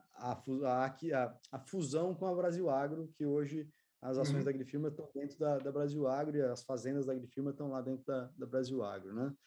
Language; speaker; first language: Portuguese; native; Portuguese